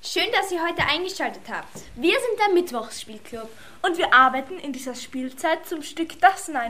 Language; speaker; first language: German; native; German